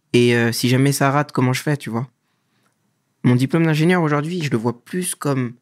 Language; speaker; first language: French; native; French